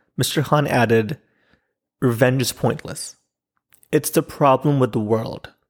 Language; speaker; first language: English; non-native, local second language; Urdu